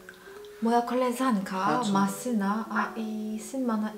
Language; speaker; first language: Polish; non-native, learner; Korean